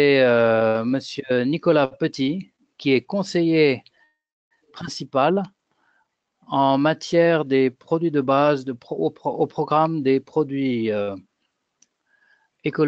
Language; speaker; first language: French; native; French